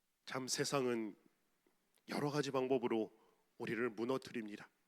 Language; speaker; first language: Korean; native; Korean